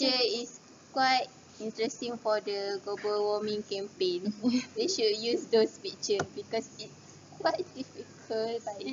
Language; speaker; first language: English; non-native, learner; Malay